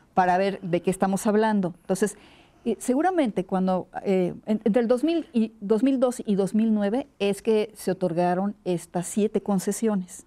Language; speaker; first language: Spanish; native; Spanish